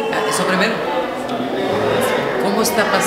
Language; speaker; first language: Spanish; non-native, learner; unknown